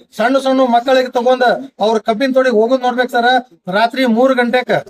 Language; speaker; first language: Kannada; non-native, local second language; Lambadi